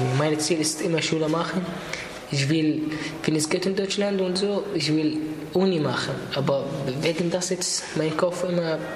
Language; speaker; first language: German; non-native, learner; Arabic